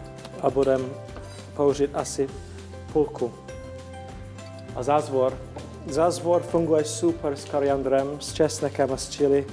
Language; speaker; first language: Czech; non-native, learner; English